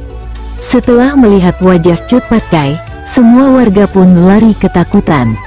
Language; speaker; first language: Indonesian; native; Indonesian